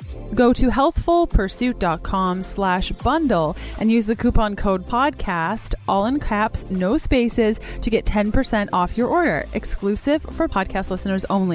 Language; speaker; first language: English; native; English